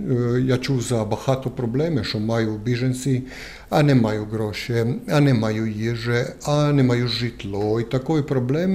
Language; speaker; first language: Ukrainian; non-native, learner; Croatian